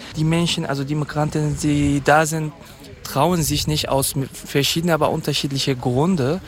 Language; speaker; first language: German; non-native, fluent; Kurdish